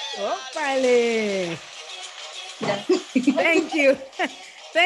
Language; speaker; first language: English; non-native, learner; Spanish